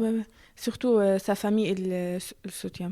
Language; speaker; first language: French; non-native, learner; Arabic